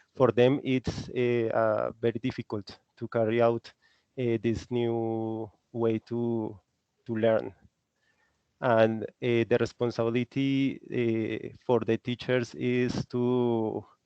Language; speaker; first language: English; non-native, learner; Spanish